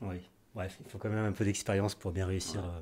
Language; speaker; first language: French; native; French